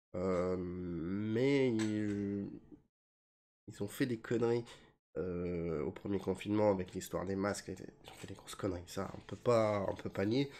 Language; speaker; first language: French; native; French